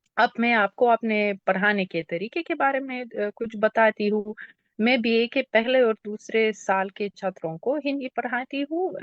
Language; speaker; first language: Hindi; non-native, fluent; Lithuanian